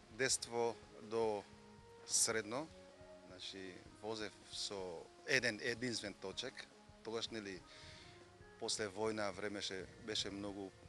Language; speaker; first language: Macedonian; non-native, fluent; Vietnamese